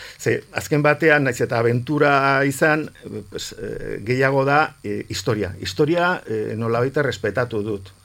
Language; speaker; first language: Basque; non-native, local second language; Spanish